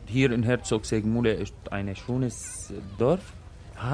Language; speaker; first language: German; non-native, learner; Arabic